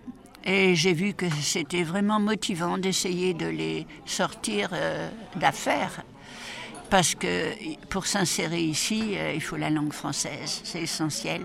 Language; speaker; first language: French; native; French